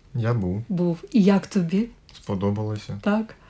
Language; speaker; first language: Ukrainian; native; Ukrainian